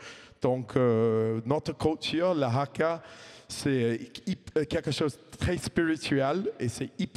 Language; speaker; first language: French; non-native, fluent; English